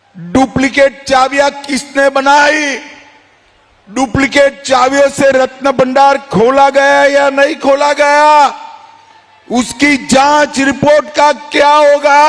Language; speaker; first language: Hindi; non-native, local second language; Gujarati